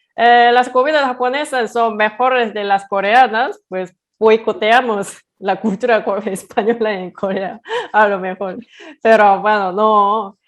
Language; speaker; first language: Spanish; non-native, fluent; Korean